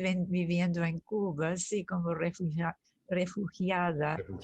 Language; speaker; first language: Spanish; early bilingual, other home language; German